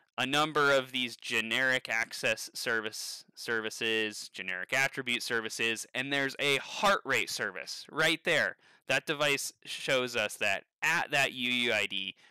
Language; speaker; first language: English; native; English